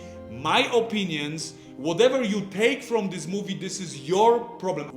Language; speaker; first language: English; non-native, fluent; Polish